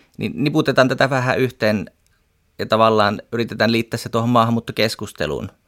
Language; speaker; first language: Finnish; native; Finnish